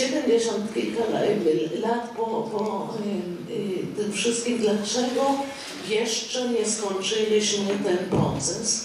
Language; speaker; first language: Polish; non-native, fluent; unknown